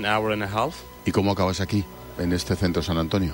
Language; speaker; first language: Spanish; native; Spanish